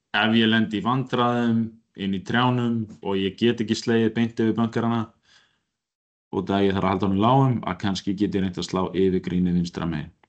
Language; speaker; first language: Icelandic; native; Icelandic